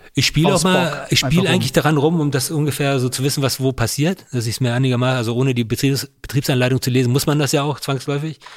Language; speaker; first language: German; native; German